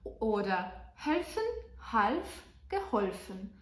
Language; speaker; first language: German; non-native, fluent; Ukrainian